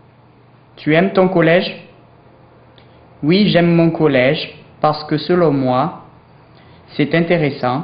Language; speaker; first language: French; non-native, learner; English